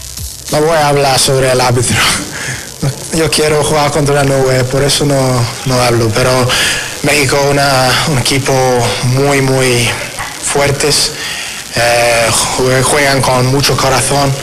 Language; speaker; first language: Spanish; non-native, learner; English